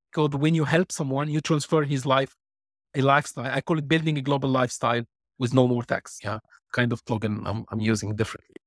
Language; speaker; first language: English; non-native, fluent; Arabic